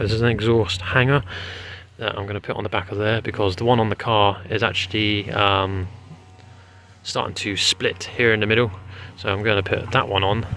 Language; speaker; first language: English; native; English